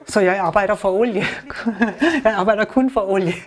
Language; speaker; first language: Danish; non-native, learner; German